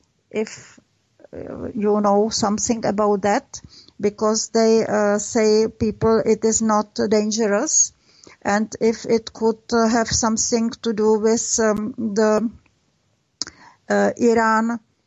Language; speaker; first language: English; non-native, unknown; Czech